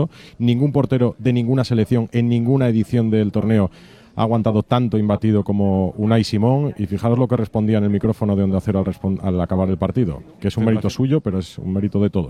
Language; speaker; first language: Spanish; native; Spanish